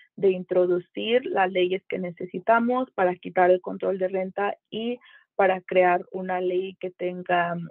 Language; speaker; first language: Spanish; native; Spanish